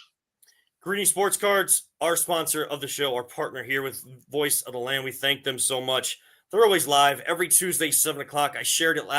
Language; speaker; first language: English; native; English